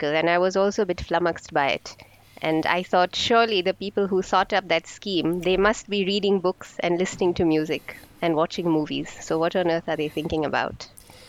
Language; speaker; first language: English; non-native, local second language; Marathi